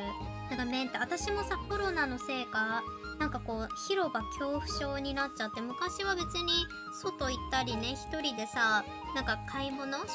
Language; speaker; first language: Japanese; native; Japanese